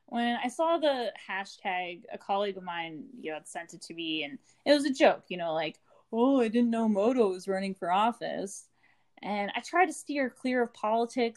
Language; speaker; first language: English; native; English